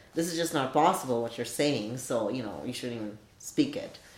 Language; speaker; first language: English; non-native, local second language; Bangla